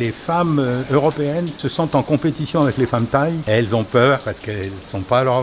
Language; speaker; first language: French; native; French